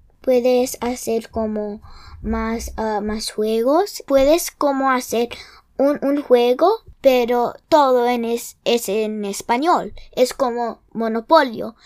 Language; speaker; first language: Spanish; early bilingual, heritage; English